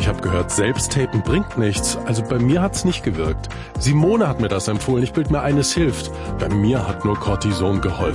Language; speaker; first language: German; native; German